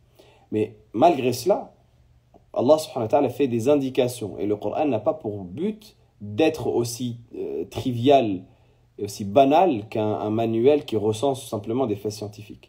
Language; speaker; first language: French; native; French